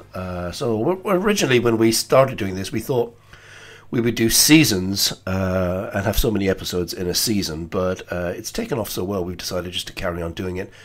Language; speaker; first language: English; native; English